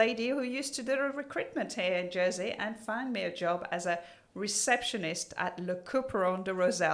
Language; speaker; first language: English; non-native, fluent; French